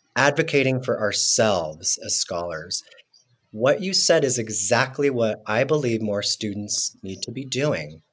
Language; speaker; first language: English; non-native, fluent; Spanish